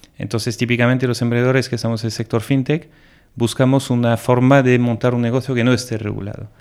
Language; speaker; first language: Spanish; non-native, fluent; French